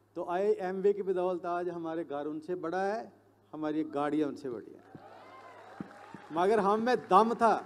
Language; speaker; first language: Hindi; non-native, local second language; Punjabi